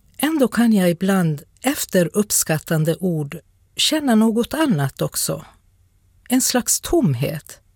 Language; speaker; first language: Swedish; non-native, local second language; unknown